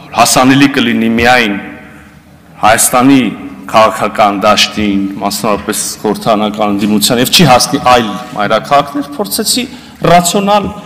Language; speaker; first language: Armenian; native; Armenian